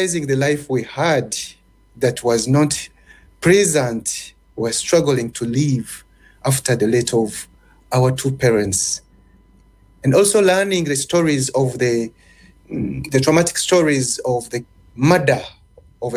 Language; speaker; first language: English; non-native, local second language; Ganda